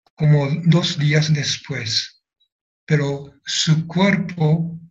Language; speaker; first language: Spanish; non-native, fluent; Japanese